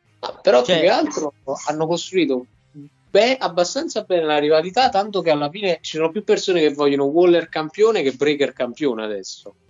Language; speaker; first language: Italian; native; Italian